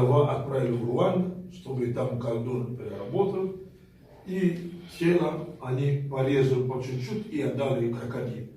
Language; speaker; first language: Russian; non-native, fluent; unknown